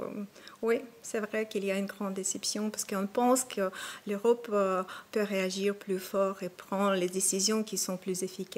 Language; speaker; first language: French; non-native, fluent; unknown